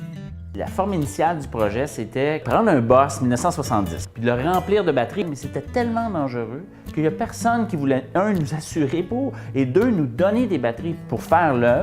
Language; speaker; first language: French; native; French